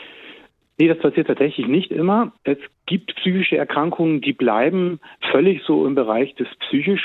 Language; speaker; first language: German; native; German